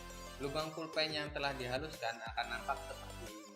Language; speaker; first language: Indonesian; native; Indonesian